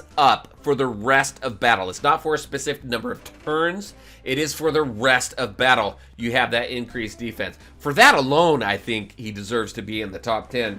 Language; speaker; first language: English; native; English